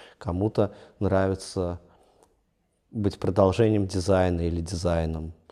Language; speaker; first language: Russian; native; Russian